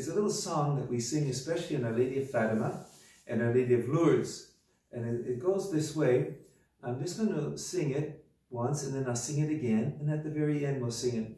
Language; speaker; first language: English; native; English